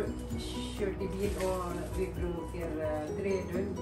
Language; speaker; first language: Swedish; non-native, learner; Filipino